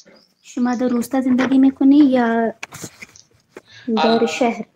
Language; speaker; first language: Persian; non-native, learner; Urdu